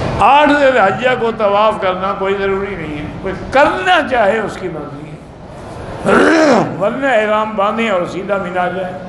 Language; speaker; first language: Urdu; early bilingual, heritage; Urdu